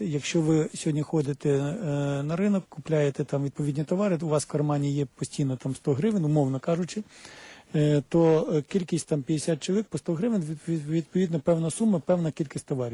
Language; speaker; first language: Ukrainian; native; Ukrainian